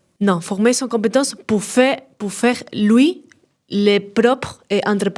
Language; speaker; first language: French; non-native, learner; Spanish